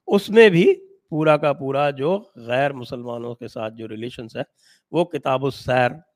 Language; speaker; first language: Hindi; native; Hindi